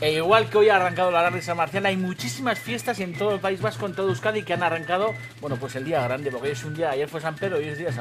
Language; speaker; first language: Spanish; native; Spanish